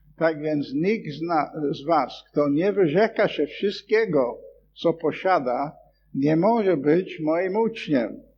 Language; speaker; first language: Polish; non-native, fluent; English